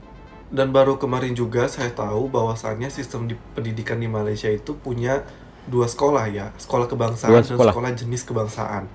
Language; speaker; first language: Indonesian; native; Indonesian